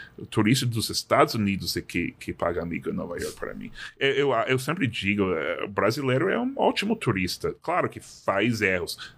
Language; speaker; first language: Portuguese; non-native, fluent; English